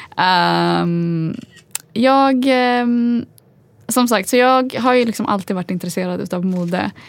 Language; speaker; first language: Swedish; early bilingual, other home language; Arabic